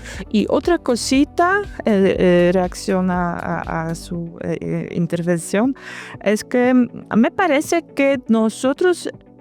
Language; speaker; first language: Spanish; non-native, fluent; Polish